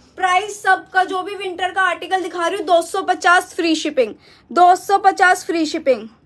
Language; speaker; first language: Hindi; native; Hindi